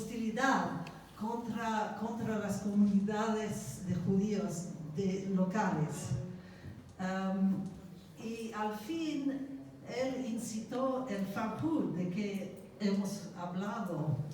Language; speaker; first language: Spanish; non-native, fluent; English